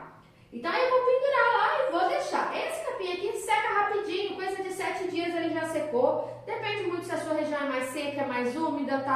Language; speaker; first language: Portuguese; native; Portuguese